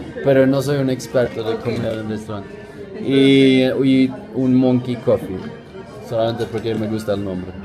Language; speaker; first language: Spanish; non-native, fluent; Swedish